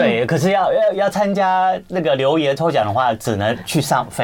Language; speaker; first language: Chinese; native; Chinese